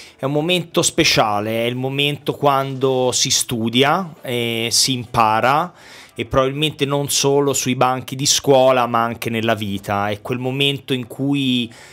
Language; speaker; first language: Italian; native; Italian